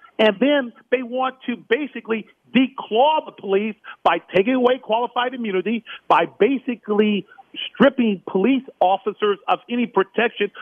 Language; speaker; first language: English; native; English